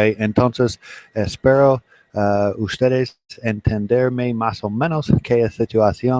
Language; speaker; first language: Spanish; non-native, learner; English